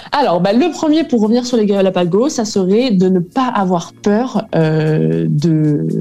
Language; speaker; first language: French; native; French